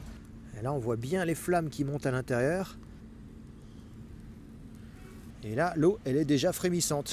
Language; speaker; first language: French; native; French